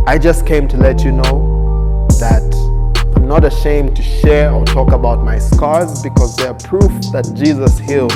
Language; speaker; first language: English; non-native, local second language; Bemba